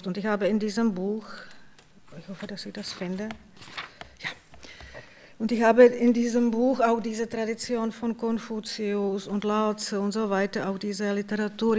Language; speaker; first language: German; non-native, fluent; Czech